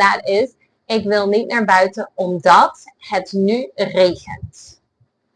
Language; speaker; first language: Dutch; non-native, fluent; English